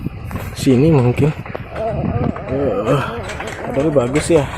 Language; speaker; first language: Indonesian; native; Indonesian